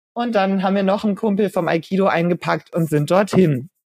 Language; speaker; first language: German; native; German